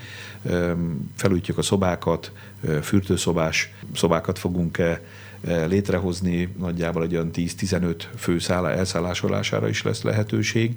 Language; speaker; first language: Hungarian; native; Hungarian